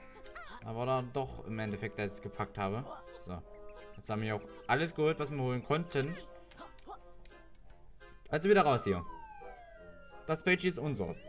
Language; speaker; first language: German; native; German